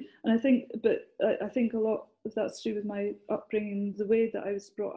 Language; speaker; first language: English; native; English